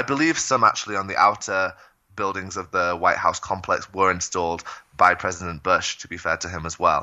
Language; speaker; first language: English; native; English